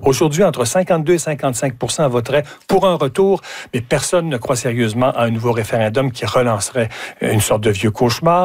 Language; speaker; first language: French; native; French